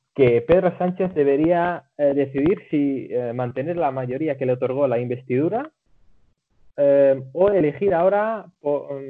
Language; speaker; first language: Spanish; early bilingual, other home language; Catalan